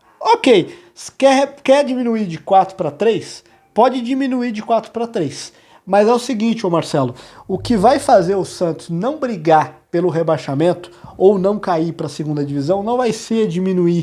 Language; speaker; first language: Portuguese; native; Portuguese